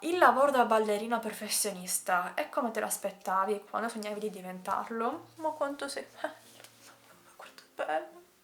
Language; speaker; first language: Italian; native; Italian